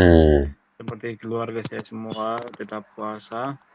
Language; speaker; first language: Indonesian; non-native, fluent; Russian